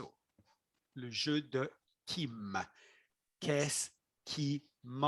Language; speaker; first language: French; non-native, fluent; English